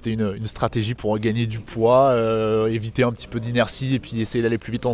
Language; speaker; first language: French; native; French